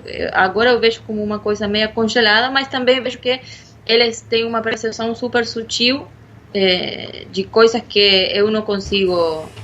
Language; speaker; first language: Portuguese; non-native, fluent; Spanish